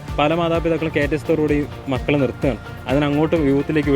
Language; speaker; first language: Malayalam; native; Malayalam